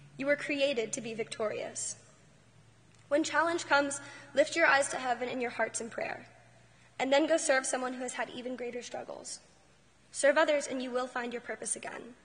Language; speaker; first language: English; native; English